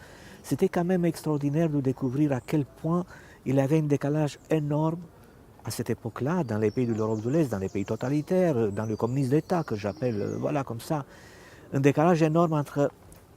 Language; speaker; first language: French; non-native, fluent; Romanian